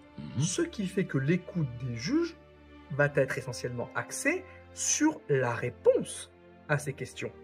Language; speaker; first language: French; native; French